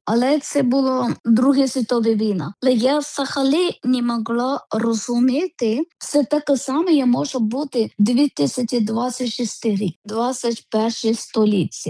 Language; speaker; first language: Ukrainian; non-native, learner; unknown